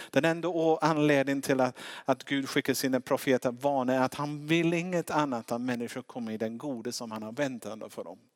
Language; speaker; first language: Swedish; non-native, fluent; English